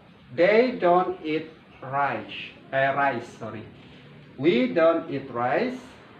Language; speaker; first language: English; non-native, learner; Indonesian